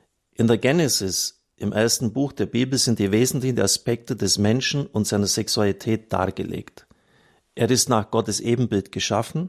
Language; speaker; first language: German; native; German